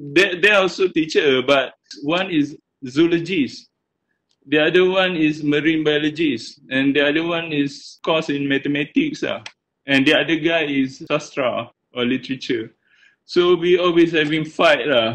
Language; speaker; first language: English; non-native, local second language; Malay